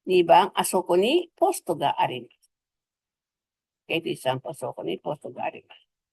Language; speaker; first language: Japanese; non-native, fluent; Filipino